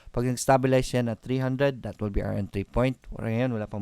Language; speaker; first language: Filipino; native; Filipino